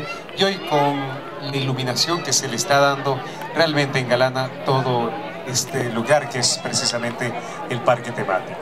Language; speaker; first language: Spanish; native; Spanish